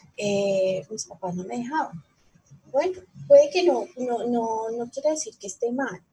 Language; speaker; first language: Spanish; native; Spanish